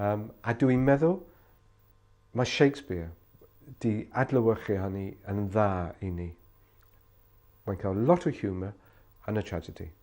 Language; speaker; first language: Welsh; non-native, fluent; English